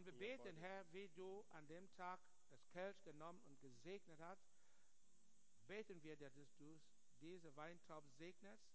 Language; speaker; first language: German; non-native, learner; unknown